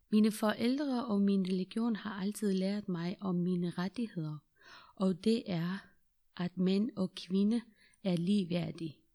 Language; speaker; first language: Danish; non-native, fluent; Persian